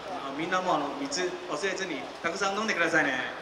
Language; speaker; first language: Japanese; non-native, fluent; Chinese